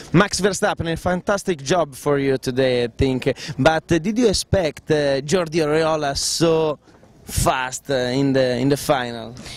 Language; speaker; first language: English; non-native, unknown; Italian